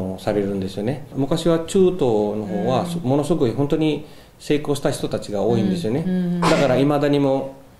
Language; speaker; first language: Japanese; non-native, fluent; Filipino